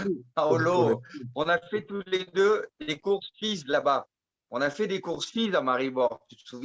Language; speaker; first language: French; native; French